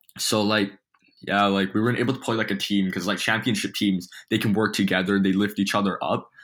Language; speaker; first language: English; early bilingual, other home language; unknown